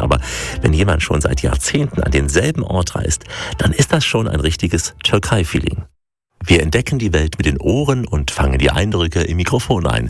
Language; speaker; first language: German; native; German